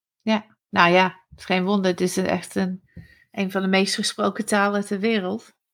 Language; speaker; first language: Dutch; non-native, fluent; English